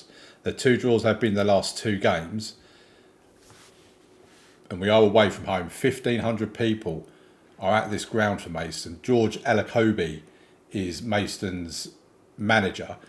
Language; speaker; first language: English; native; English